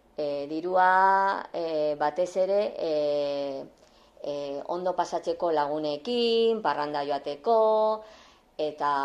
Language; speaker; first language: Basque; non-native, learner; Spanish